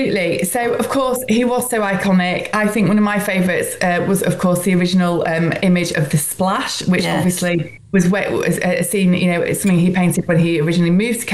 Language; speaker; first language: English; native; English